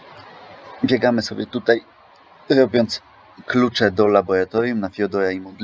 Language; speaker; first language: Polish; native; Polish